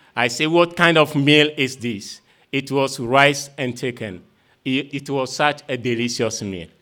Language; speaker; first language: English; non-native, fluent; Ewe